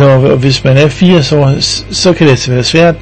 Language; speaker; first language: Danish; native; Danish